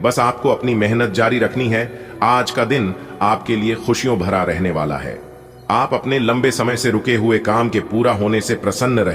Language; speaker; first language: Hindi; native; Hindi